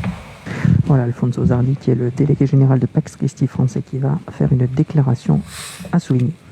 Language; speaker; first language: French; native; French